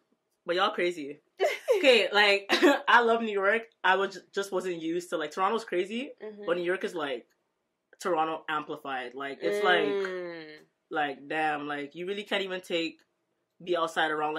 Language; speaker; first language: English; native; English